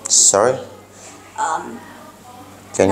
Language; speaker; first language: English; non-native, learner; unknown